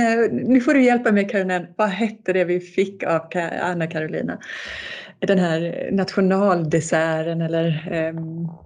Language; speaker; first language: Swedish; native; Swedish